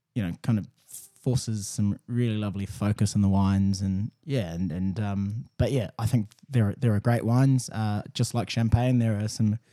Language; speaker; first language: English; native; English